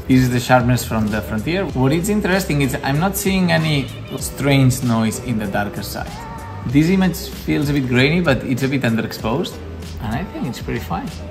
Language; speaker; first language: English; non-native, fluent; Spanish